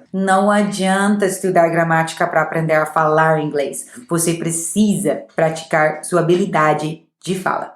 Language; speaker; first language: Portuguese; non-native, fluent; English